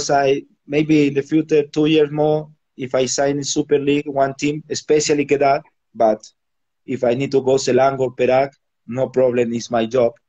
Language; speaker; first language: English; non-native, learner; Spanish